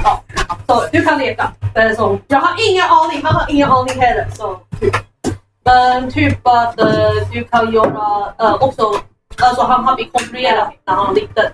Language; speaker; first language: Swedish; non-native, learner; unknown